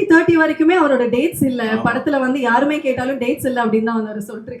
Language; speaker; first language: Tamil; native; Tamil